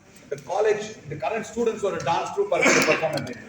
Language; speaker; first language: English; non-native, local second language; Tamil